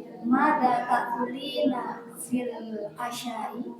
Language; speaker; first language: Arabic; non-native, learner; Indonesian